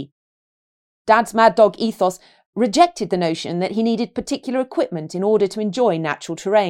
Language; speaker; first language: English; native; English